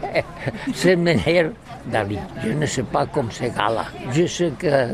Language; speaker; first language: French; non-native, learner; Catalan